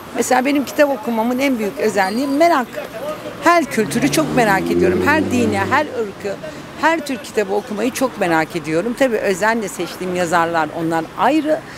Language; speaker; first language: Turkish; native; Turkish